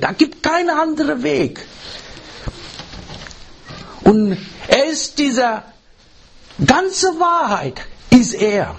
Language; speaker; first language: German; non-native, learner; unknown